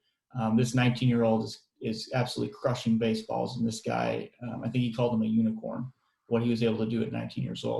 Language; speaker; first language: English; native; English